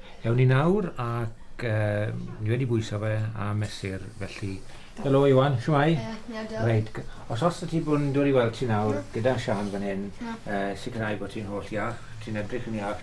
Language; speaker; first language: Welsh; native; Welsh